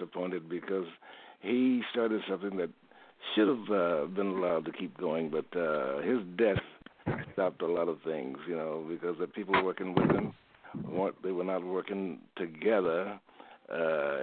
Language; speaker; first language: English; native; English